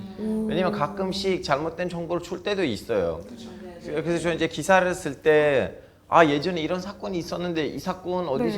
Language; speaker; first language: Korean; non-native, fluent; Turkish